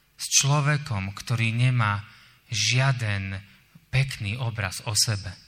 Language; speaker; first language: Slovak; native; Slovak